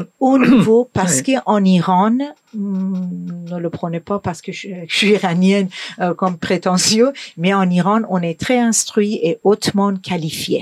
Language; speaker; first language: French; non-native, fluent; Persian